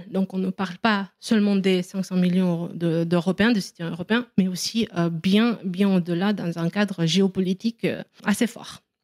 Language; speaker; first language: French; non-native, fluent; Romanian